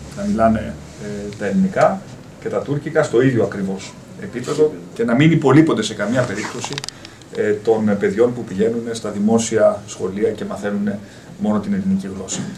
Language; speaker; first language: Greek; native; Greek